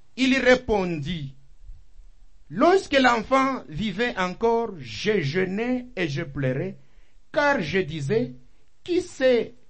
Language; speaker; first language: French; non-native, local second language; Swahili